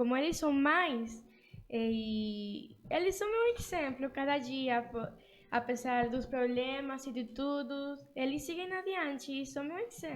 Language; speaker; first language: Portuguese; early bilingual, other home language; Spanish